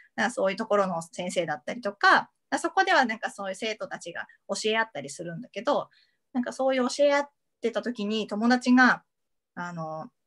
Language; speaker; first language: Japanese; native; Japanese